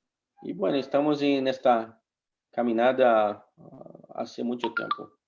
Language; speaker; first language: Spanish; non-native, fluent; Portuguese